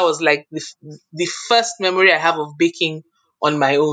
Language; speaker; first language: English; non-native, local second language; Yoruba